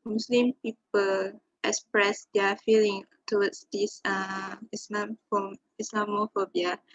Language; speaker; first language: English; non-native, local second language; Malay